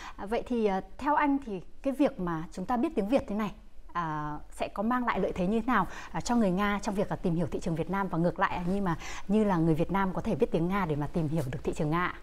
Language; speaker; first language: Vietnamese; native; Vietnamese